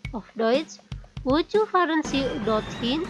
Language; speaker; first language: German; non-native, fluent; Indonesian